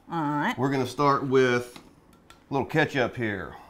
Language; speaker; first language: English; native; English